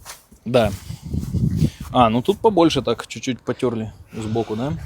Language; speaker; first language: Russian; native; Russian